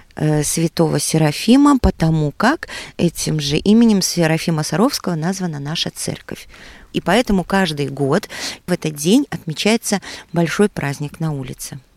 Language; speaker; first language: Russian; native; Russian